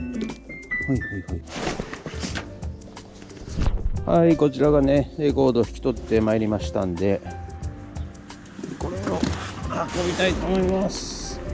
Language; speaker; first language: Japanese; native; Japanese